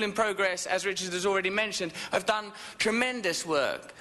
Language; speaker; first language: English; native; English